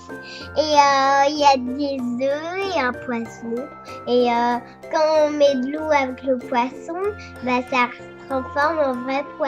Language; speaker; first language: French; native; French